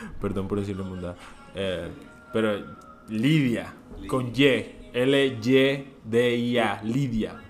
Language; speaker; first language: Spanish; native; Spanish